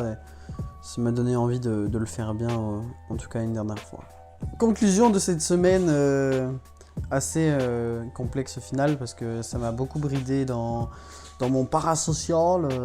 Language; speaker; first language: French; native; French